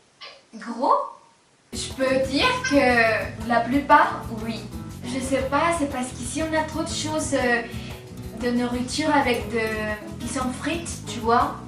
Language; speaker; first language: French; non-native, fluent; Spanish